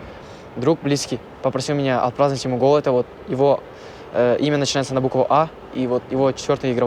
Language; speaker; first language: Russian; native; Russian